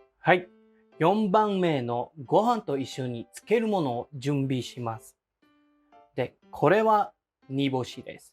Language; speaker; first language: Japanese; non-native, fluent; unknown